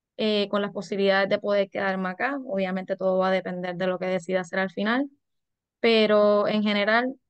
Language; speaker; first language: Spanish; native; Spanish